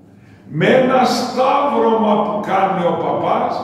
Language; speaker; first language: Greek; native; Greek